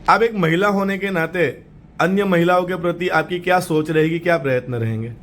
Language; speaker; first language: Hindi; non-native, local second language; Gujarati